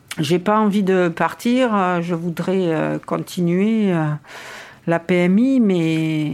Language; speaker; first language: French; native; French